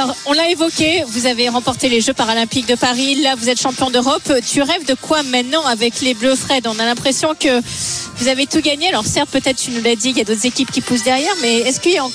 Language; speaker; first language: French; native; French